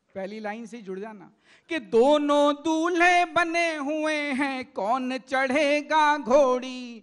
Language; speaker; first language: Hindi; native; Hindi